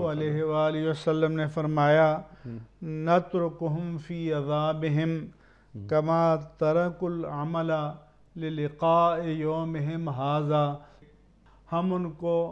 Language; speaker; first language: Urdu; native; Urdu